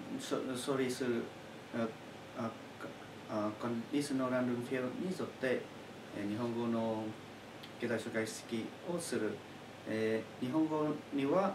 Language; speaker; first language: Japanese; non-native, learner; Chinese